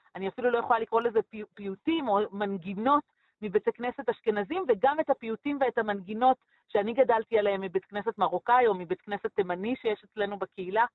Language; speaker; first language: Hebrew; native; Hebrew